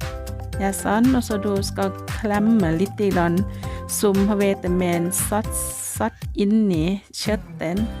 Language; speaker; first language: Norwegian; non-native, learner; Thai